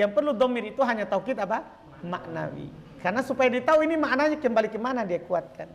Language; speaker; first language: Indonesian; native; Indonesian